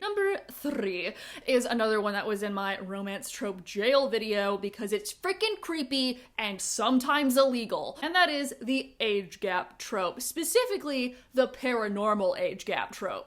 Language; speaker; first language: English; native; English